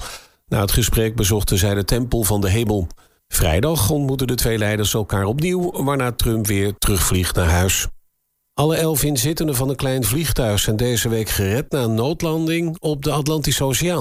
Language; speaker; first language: Dutch; native; Dutch